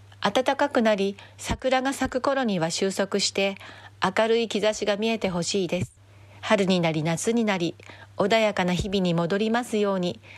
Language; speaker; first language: Japanese; native; Japanese